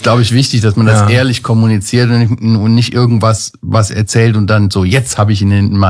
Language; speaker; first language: German; native; German